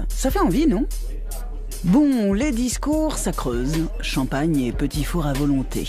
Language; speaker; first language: French; native; French